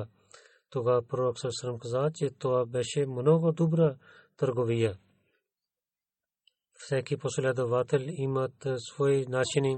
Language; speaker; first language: Bulgarian; non-native, learner; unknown